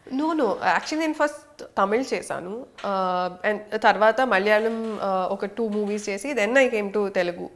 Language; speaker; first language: Telugu; non-native, local second language; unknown